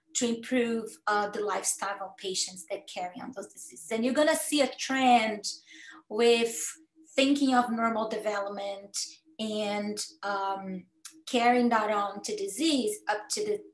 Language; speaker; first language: English; non-native, fluent; Portuguese